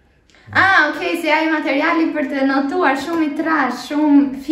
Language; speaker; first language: Albanian; early bilingual, heritage; Albanian